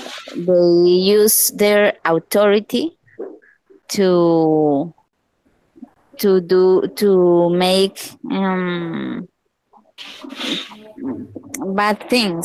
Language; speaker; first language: English; non-native, learner; Spanish